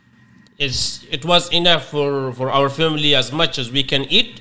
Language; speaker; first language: English; non-native, learner; Persian